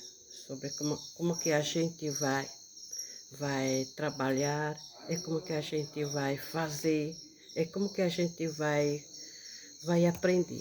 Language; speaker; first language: Portuguese; non-native, local second language; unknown